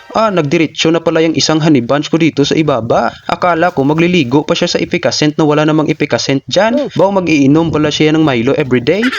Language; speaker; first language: Filipino; non-native, local second language; Hiligaynon